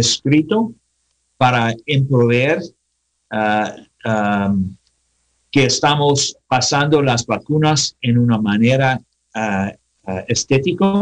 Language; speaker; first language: Spanish; non-native, learner; English